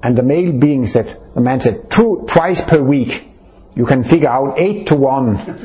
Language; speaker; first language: English; non-native, fluent; Danish